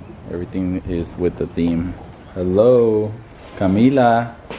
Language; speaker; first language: English; early bilingual, other home language; Spanish